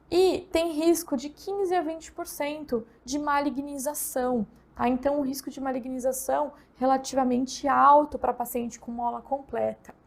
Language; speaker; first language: Portuguese; native; Portuguese